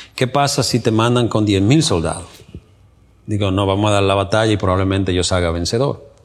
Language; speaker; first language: Spanish; native; Spanish